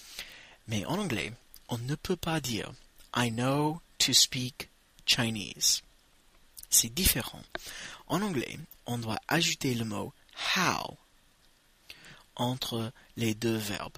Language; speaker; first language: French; non-native, fluent; English